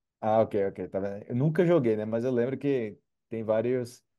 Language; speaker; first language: Portuguese; native; Portuguese